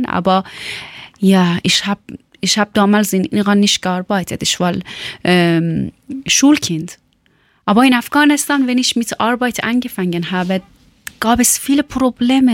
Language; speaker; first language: German; non-native, learner; Persian